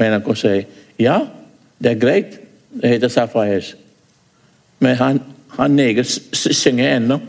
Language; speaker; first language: Norwegian; non-native, fluent; English